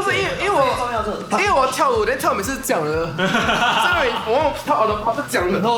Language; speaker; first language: Chinese; non-native, local second language; English